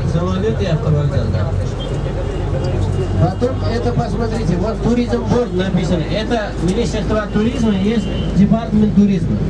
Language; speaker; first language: Russian; non-native, learner; Nepali